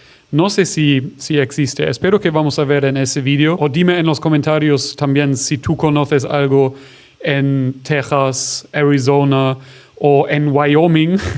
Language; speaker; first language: Spanish; non-native, fluent; German